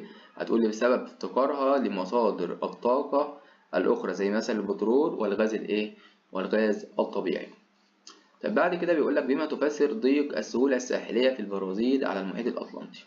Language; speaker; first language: Arabic; native; Arabic